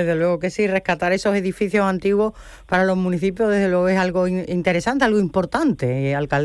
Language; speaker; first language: Spanish; native; Spanish